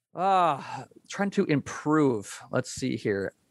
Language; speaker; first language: English; native; English